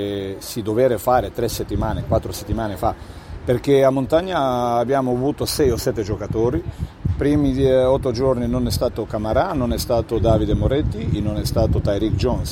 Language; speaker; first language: Italian; non-native, fluent; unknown